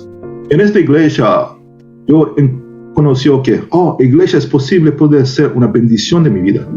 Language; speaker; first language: Spanish; non-native, learner; Korean